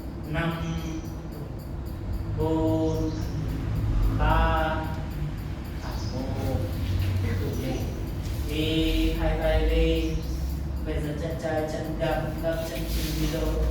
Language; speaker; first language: Vietnamese; non-native, learner; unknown